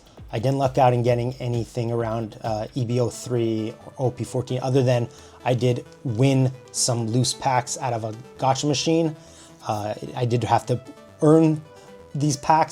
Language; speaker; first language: English; native; English